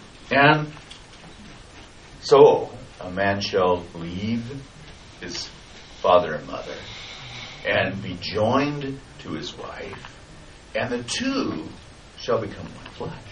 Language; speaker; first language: English; native; English